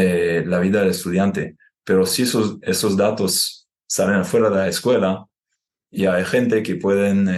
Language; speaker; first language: Spanish; non-native, fluent; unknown